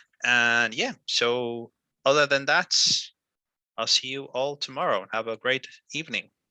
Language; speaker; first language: English; non-native, fluent; Spanish